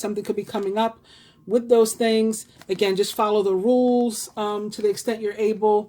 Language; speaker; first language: English; native; English